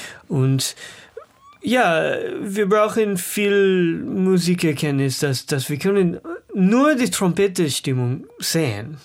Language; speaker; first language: German; non-native, fluent; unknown